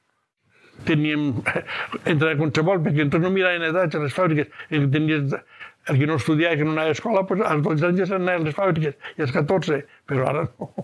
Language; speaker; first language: Catalan; native; Catalan